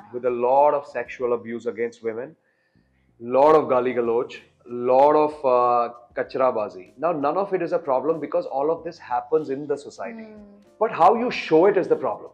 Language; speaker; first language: English; non-native, local second language; Hindi